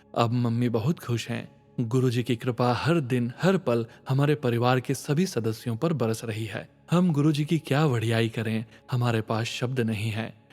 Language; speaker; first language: Hindi; native; Hindi